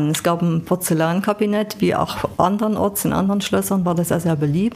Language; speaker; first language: German; native; German